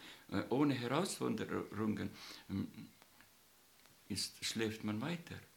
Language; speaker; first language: German; non-native, fluent; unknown